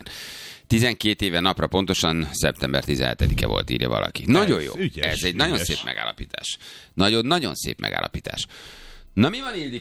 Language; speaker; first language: Hungarian; native; Hungarian